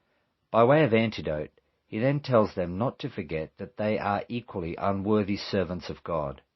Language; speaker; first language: English; native; English